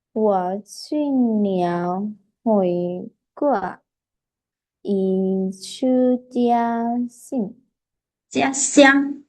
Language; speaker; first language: Chinese; non-native, learner; Lao